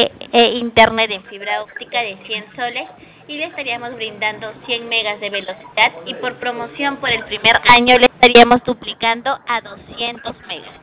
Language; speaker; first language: Spanish; native; Spanish